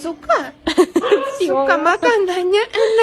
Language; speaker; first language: Indonesian; non-native, learner; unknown